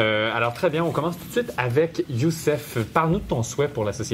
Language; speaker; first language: French; native; French